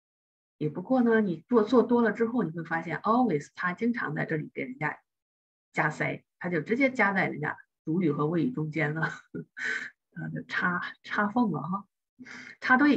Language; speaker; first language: Chinese; native; Chinese